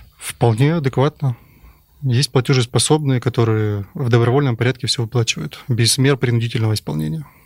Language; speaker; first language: Russian; native; Russian